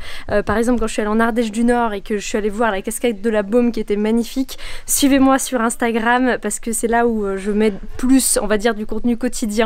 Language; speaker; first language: French; native; French